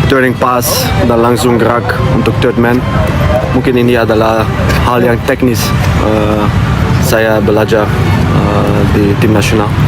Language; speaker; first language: Indonesian; non-native, fluent; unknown